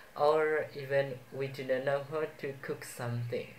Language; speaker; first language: English; non-native, fluent; Indonesian